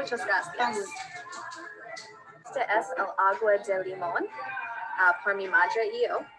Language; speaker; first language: Spanish; non-native, learner; English